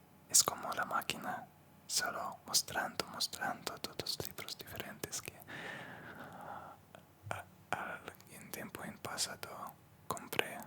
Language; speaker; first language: Spanish; non-native, learner; Russian